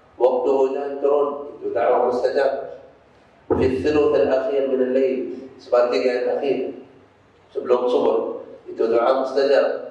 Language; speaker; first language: Indonesian; non-native, fluent; Arabic